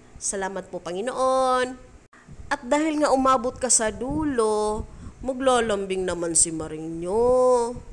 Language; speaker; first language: Filipino; non-native, local second language; Cebuano